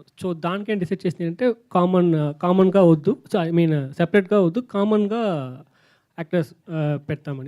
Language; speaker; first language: Telugu; non-native, learner; Tamil